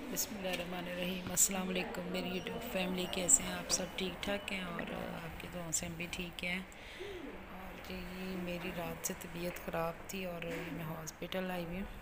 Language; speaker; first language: Urdu; native; Urdu